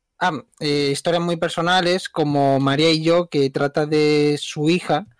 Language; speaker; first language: Spanish; native; Spanish